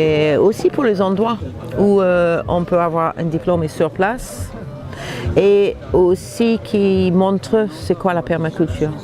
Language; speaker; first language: French; non-native, fluent; English